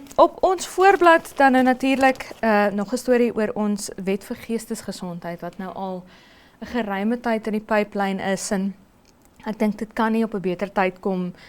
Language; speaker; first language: Afrikaans; native; Afrikaans